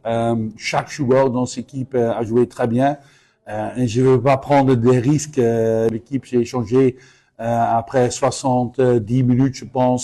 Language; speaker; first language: French; non-native, fluent; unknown